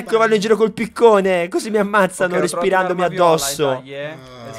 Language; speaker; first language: Italian; native; Italian